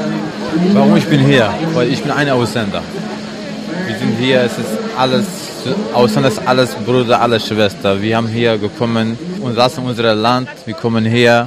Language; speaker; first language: German; non-native, learner; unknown